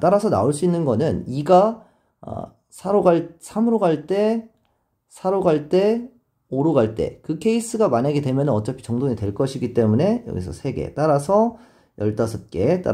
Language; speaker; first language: Korean; native; Korean